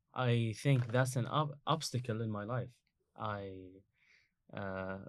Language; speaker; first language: English; non-native, learner; Arabic